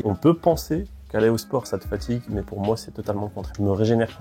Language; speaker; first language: French; native; French